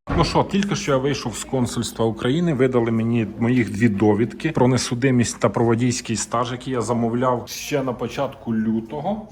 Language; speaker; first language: Ukrainian; non-native, local second language; Russian